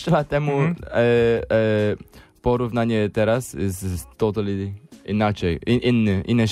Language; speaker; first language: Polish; non-native, learner; English